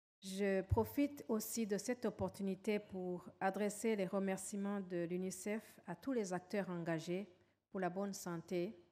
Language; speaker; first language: French; non-native, local second language; Rundi